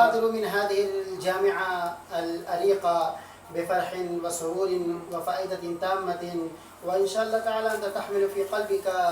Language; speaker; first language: Arabic; non-native, fluent; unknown